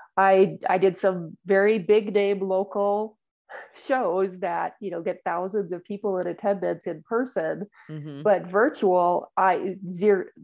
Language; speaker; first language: English; native; English